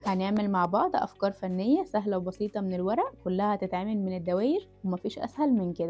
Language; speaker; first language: Arabic; native; Arabic